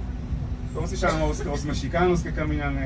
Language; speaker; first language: Portuguese; non-native, fluent; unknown